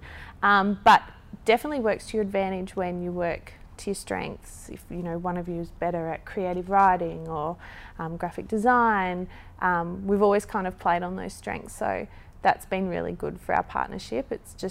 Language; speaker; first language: English; native; English